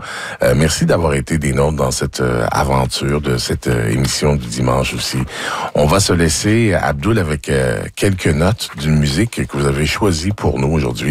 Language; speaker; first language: French; native; French